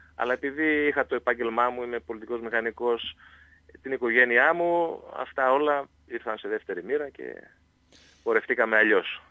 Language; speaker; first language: Greek; native; Greek